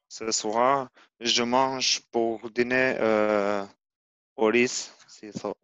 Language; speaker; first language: French; non-native, learner; Albanian